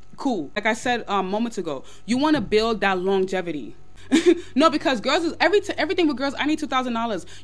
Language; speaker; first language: English; early bilingual, other home language; Yoruba